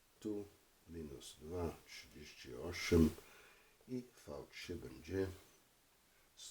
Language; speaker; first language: Polish; non-native, learner; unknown